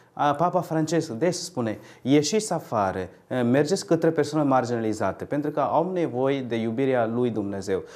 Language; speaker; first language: Romanian; non-native, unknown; Tamil